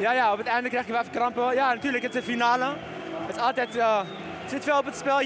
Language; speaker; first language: Dutch; non-native, fluent; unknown